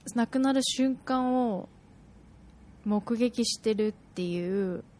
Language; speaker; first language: Japanese; early bilingual, heritage; Japanese